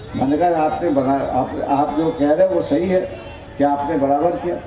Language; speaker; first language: Hindi; non-native, local second language; Marathi